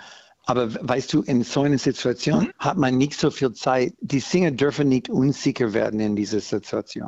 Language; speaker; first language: German; non-native, fluent; English